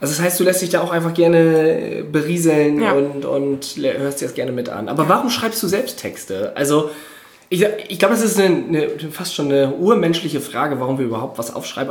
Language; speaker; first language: German; native; German